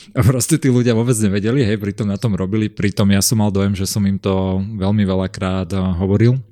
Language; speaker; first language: Slovak; native; Slovak